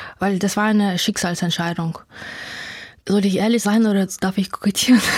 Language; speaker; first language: German; non-native, fluent; Russian